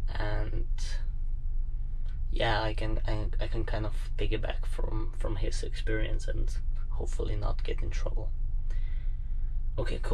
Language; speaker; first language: English; non-native, fluent; French